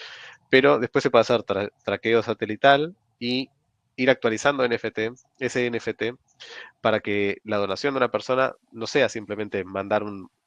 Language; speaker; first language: Spanish; native; Spanish